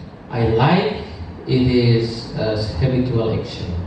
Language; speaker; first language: English; non-native, learner; Indonesian